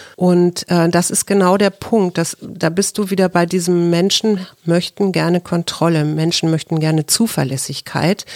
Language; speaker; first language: German; native; German